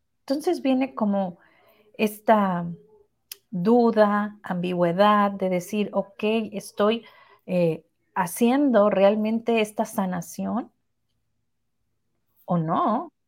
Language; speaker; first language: Spanish; native; Spanish